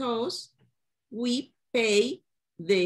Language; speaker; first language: English; non-native, learner; Spanish